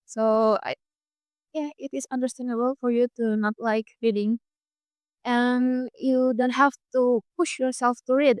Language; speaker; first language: English; non-native, fluent; Indonesian